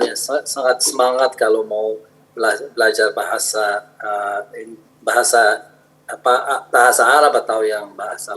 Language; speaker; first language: Indonesian; non-native, fluent; Arabic